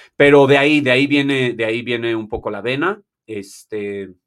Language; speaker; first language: Spanish; native; Spanish